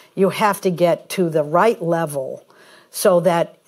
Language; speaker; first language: English; native; English